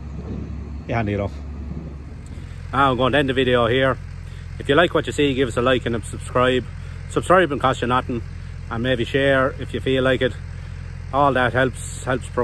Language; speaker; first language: English; native; English